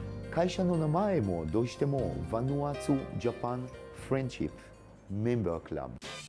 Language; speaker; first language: Japanese; non-native, fluent; Hebrew